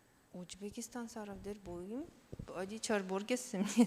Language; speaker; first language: Korean; non-native, learner; Russian